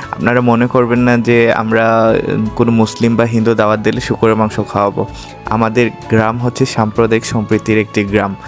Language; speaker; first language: Bangla; non-native, local second language; Garo